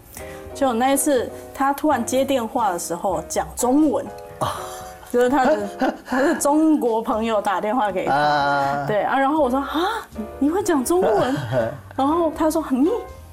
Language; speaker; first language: Chinese; native; Chinese